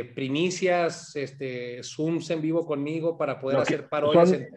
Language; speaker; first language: Spanish; native; Spanish